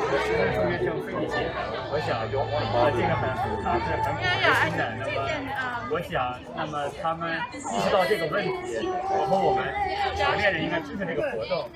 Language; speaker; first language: Chinese; native; Chinese